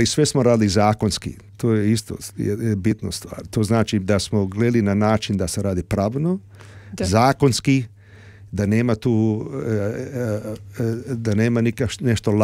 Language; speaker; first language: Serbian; early bilingual, heritage; Serbian